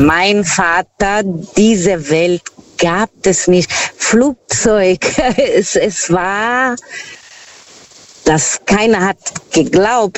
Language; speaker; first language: German; non-native, fluent; Portuguese